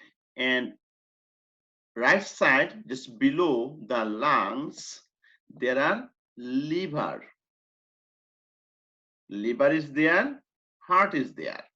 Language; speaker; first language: English; non-native, fluent; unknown